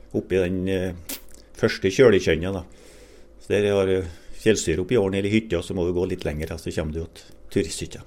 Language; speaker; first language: Norwegian; native; Norwegian